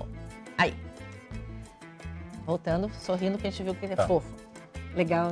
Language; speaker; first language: Portuguese; native; Portuguese